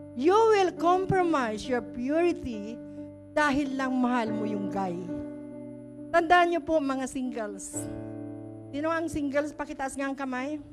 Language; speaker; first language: Filipino; native; Filipino